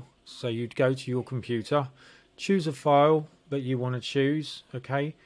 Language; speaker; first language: English; native; English